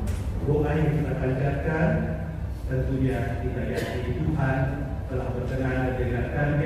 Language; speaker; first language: Indonesian; native; Indonesian